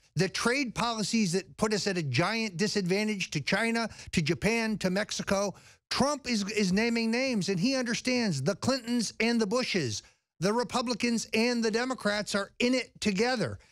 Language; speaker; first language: English; native; English